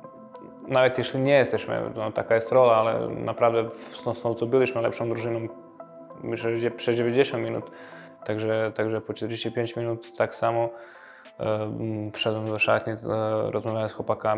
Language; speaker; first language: Polish; non-native, fluent; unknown